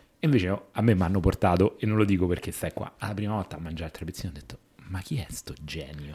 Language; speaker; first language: Italian; native; Italian